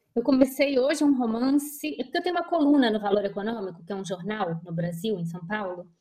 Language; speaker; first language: Portuguese; native; Portuguese